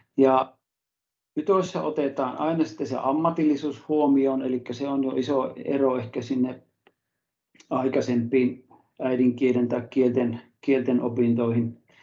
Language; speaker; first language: Finnish; native; Finnish